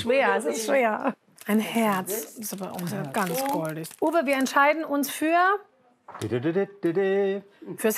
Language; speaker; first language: German; native; German